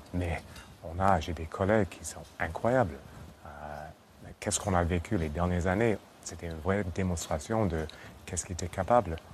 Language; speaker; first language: French; non-native, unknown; English